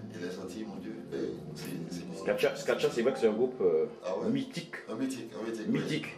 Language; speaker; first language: French; native; French